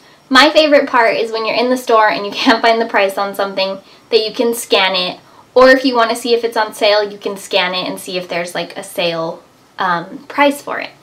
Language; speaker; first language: English; native; English